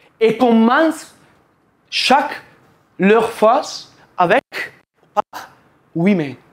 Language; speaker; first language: French; non-native, learner; Italian